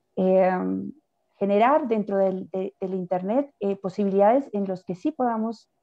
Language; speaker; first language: Spanish; native; Spanish